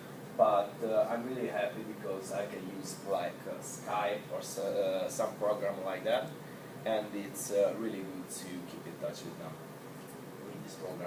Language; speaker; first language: English; non-native, learner; Hungarian